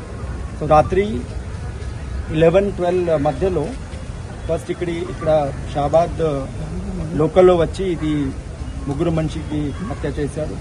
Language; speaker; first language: Telugu; non-native, learner; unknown